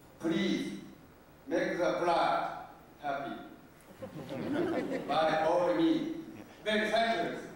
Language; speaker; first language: English; non-native, learner; Japanese